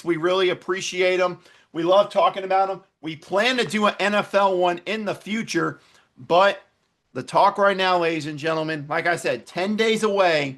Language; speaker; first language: English; native; English